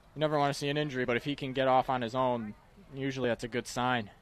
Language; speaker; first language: English; native; English